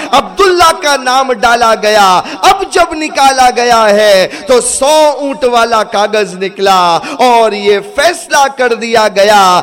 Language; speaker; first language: Urdu; early bilingual, heritage; Urdu